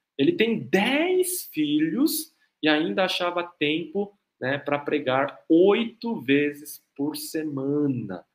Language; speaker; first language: Portuguese; non-native, fluent; Korean